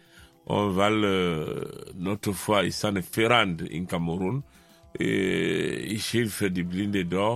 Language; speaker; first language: German; non-native, learner; French